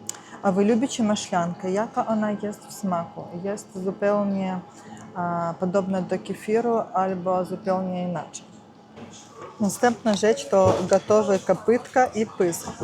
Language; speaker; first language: Polish; non-native, learner; Ukrainian